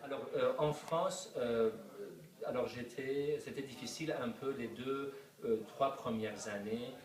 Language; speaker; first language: French; non-native, fluent; Persian